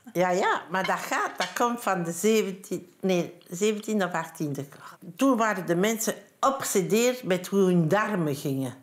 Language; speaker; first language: Dutch; non-native, local second language; French